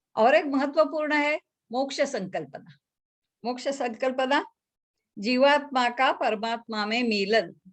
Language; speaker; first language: Hindi; non-native, local second language; Marathi